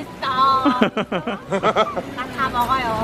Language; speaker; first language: Korean; non-native, learner; Vietnamese